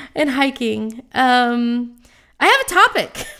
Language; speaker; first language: English; native; English